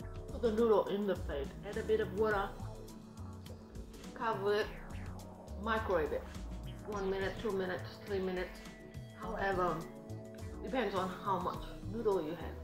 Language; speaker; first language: English; non-native, fluent; Vietnamese